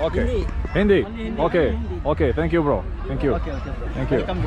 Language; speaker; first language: English; non-native, learner; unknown